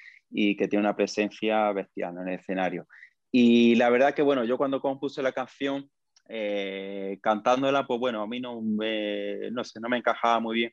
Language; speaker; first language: Spanish; native; Spanish